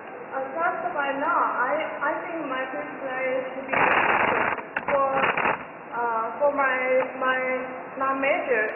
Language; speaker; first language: English; non-native, learner; Chinese